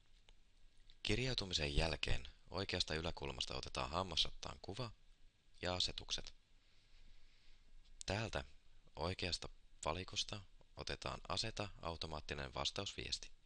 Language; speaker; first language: Finnish; native; Finnish